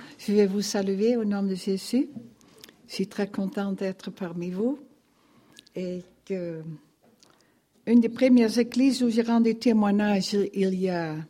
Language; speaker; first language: French; non-native, fluent; Dutch